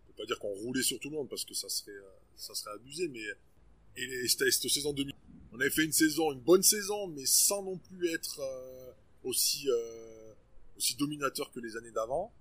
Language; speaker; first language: French; native; French